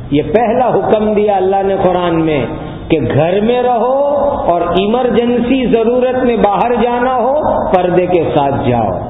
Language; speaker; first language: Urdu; non-native, local second language; Gujarati